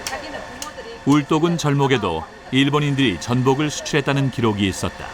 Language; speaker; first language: Korean; native; Korean